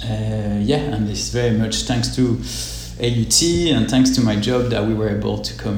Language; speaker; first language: English; non-native, fluent; French